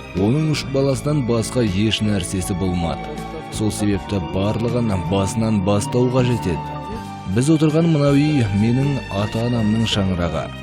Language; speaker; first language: Kazakh; non-native, local second language; Uyghur